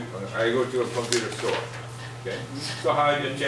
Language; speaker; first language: English; non-native, fluent; Japanese